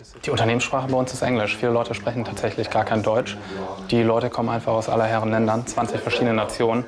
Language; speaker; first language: German; native; German